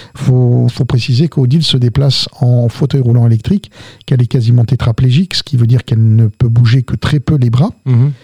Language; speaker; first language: French; early bilingual, other home language; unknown